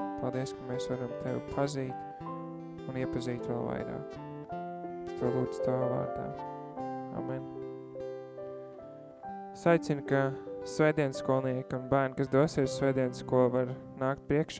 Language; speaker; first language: Latvian; native; Latvian